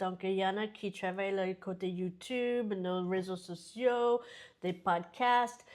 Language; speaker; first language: French; non-native, fluent; English